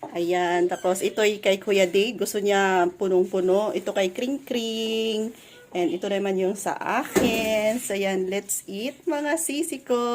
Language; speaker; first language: Filipino; native; Filipino